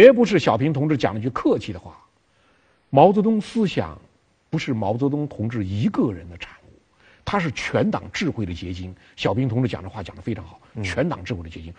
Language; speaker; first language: Chinese; native; Chinese